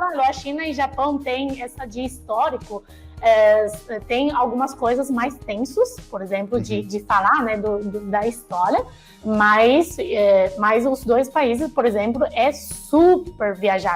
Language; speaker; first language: Portuguese; non-native, fluent; Chinese